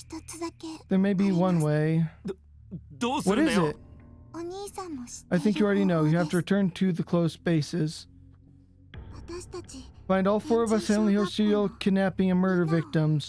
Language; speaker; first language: English; native; English